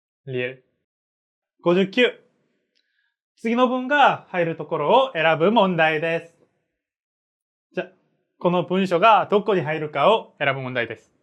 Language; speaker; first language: Japanese; non-native, fluent; Korean